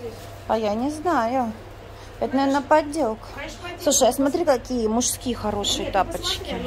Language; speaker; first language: Russian; native; Russian